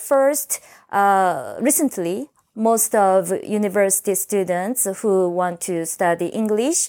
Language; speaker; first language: English; non-native, fluent; Korean